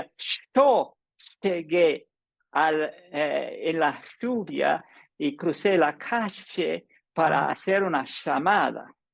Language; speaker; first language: Spanish; non-native, fluent; English